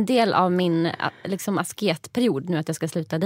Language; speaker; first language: Swedish; native; Swedish